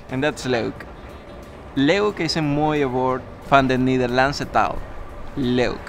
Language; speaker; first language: Dutch; non-native, learner; Spanish